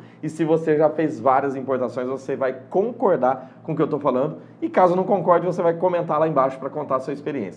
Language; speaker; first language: Portuguese; native; Portuguese